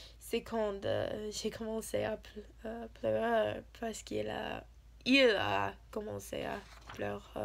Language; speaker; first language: French; non-native, learner; English